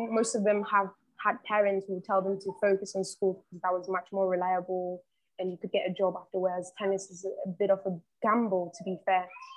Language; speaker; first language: English; native; English